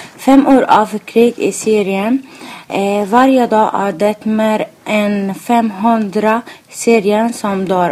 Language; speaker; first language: Swedish; non-native, learner; Arabic